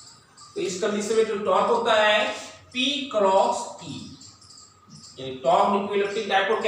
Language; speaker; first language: Hindi; native; Hindi